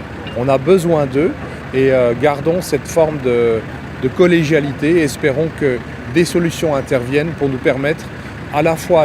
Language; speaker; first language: French; native; French